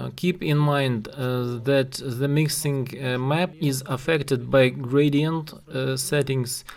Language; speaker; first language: English; non-native, learner; Russian